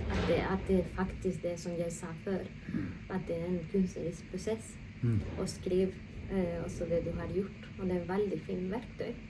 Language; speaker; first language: Norwegian; non-native, fluent; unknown